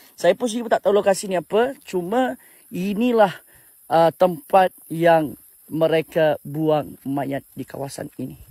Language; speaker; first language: Malay; native; Malay